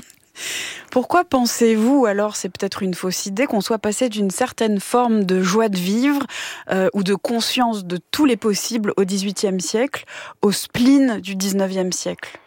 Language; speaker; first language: French; native; French